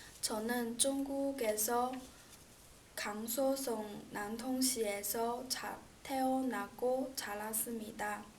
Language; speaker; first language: Korean; non-native, learner; Chinese